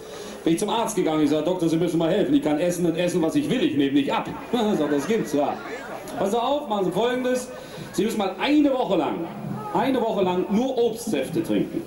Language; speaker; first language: German; native; German